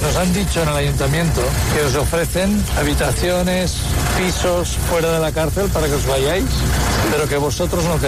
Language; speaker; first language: Spanish; native; Spanish